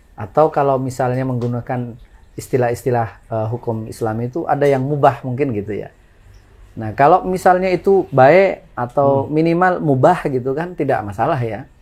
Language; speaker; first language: Indonesian; non-native, local second language; Madurese